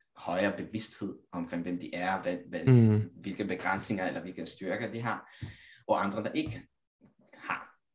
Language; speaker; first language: Danish; non-native, fluent; Italian